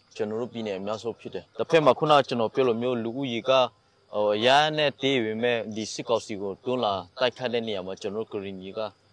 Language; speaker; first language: Burmese; non-native, local second language; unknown